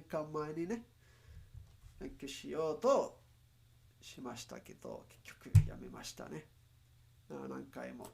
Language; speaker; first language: Japanese; non-native, learner; Spanish